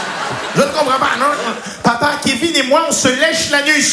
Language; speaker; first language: French; native; French